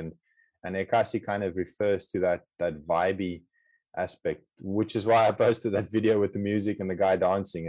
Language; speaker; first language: English; non-native, local second language; Afrikaans